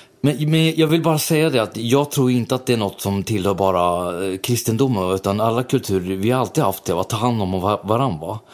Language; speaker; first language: Swedish; native; Swedish